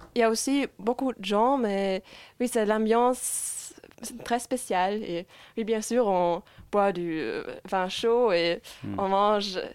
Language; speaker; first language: French; non-native, fluent; German